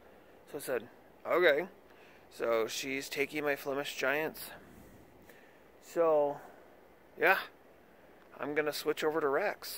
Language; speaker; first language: English; native; English